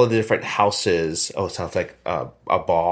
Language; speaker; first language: English; native; English